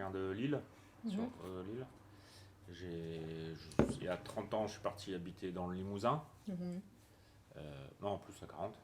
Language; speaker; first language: French; native; French